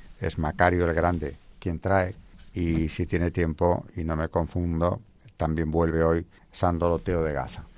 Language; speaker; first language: Spanish; native; Spanish